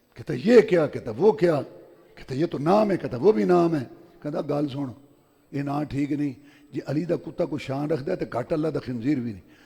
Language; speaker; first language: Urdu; non-native, local second language; Punjabi